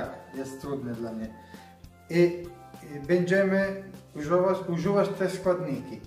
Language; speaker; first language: Polish; non-native, learner; Italian